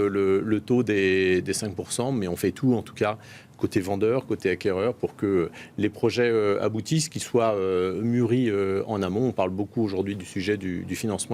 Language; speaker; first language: French; native; French